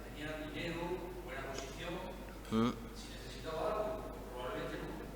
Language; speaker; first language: Spanish; native; Spanish